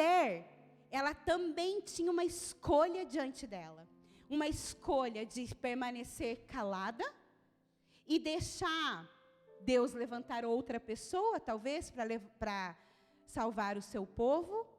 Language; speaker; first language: Portuguese; native; Portuguese